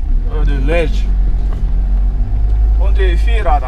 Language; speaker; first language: German; non-native, learner; Mongolian